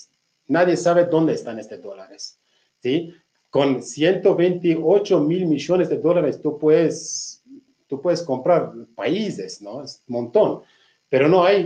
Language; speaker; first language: Spanish; non-native, fluent; Kurdish